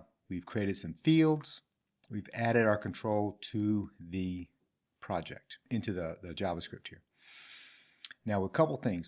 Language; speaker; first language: English; native; English